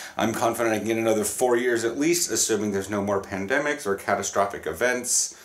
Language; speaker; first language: English; native; English